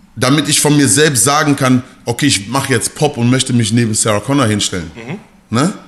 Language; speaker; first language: German; native; German